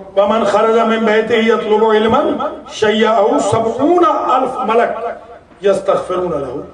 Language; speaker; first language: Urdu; native; Urdu